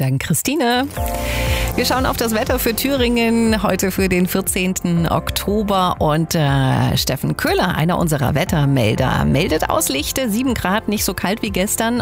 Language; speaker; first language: German; native; German